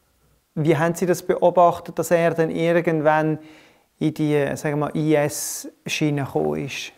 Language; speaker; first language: German; native; German